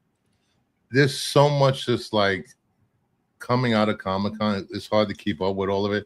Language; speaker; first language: English; native; English